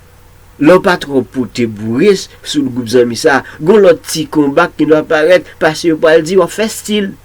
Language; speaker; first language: French; non-native, local second language; Haitian Creole